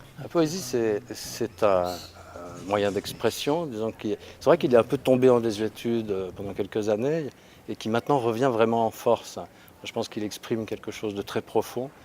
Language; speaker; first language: French; native; French